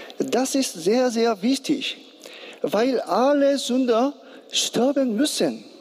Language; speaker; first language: German; non-native, learner; Korean